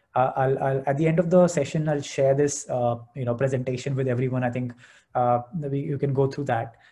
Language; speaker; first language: English; non-native, local second language; Hindi